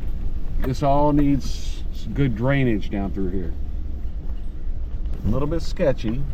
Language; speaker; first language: English; native; English